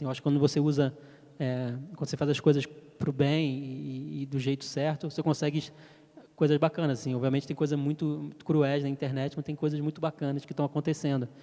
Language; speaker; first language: Portuguese; early bilingual, heritage; French